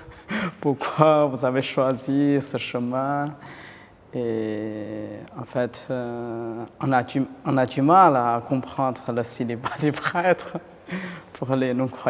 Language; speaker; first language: French; non-native, fluent; Chinese